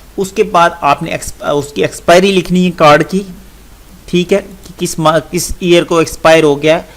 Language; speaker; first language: Urdu; non-native, local second language; Punjabi